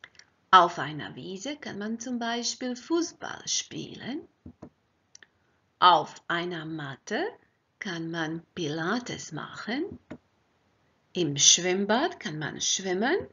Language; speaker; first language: German; non-native, fluent; Croatian